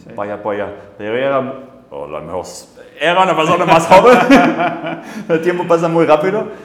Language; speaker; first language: Spanish; non-native, fluent; German